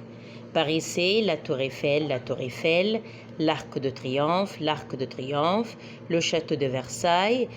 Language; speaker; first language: French; non-native, fluent; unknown